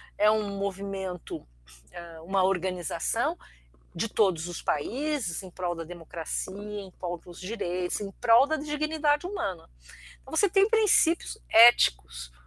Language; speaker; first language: Portuguese; early bilingual, other home language; Armenian